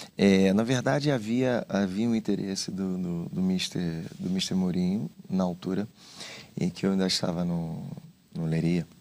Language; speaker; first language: Portuguese; native; Portuguese